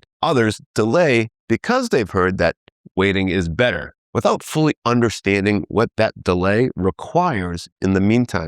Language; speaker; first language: English; native; English